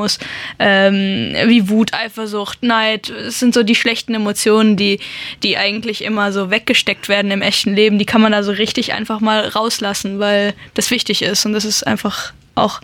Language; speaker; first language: German; non-native, local second language; Luxembourgish